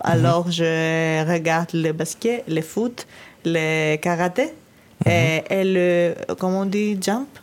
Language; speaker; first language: French; non-native, learner; Greek